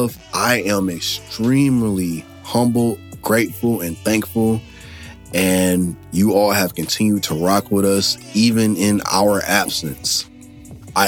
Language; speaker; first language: English; native; English